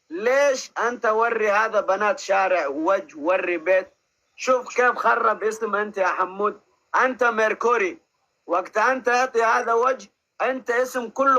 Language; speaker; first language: Arabic; non-native, learner; Oromo